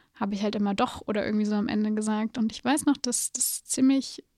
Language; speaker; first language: German; native; German